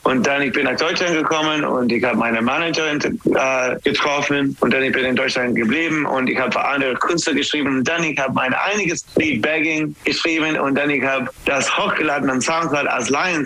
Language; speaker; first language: German; non-native, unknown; English